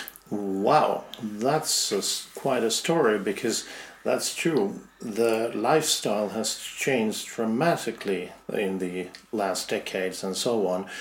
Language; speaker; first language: English; non-native, fluent; Finnish